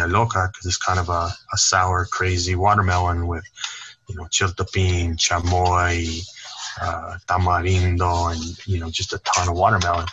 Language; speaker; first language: English; native; English